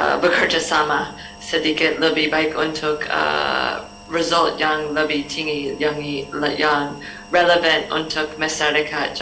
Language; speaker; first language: Indonesian; non-native, learner; English